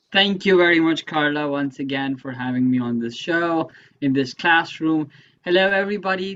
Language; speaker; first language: English; non-native, local second language; Urdu